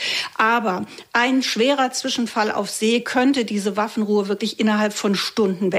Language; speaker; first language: German; native; German